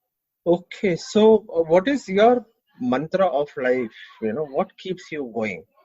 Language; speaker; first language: English; non-native, local second language; Hindi